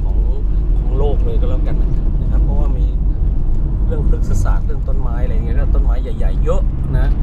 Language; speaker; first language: Thai; native; Thai